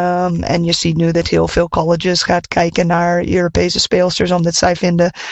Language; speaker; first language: Dutch; non-native, fluent; English